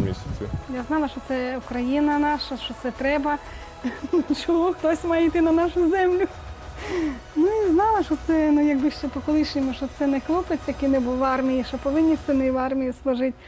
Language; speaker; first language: Ukrainian; native; Ukrainian